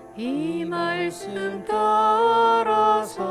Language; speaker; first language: Korean; native; Korean